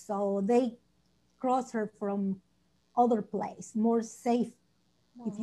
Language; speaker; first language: English; non-native, learner; Spanish